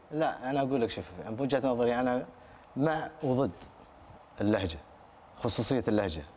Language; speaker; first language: Arabic; native; Arabic